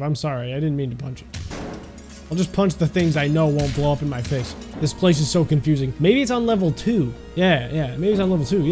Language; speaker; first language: English; native; English